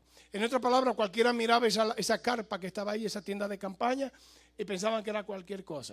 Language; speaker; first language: Spanish; native; Spanish